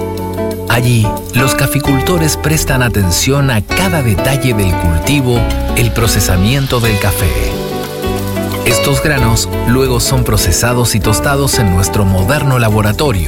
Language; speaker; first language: Spanish; native; Spanish